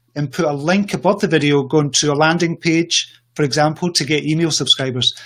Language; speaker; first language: English; native; English